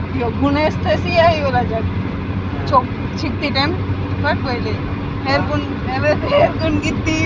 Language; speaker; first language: Turkish; non-native, learner; Gujarati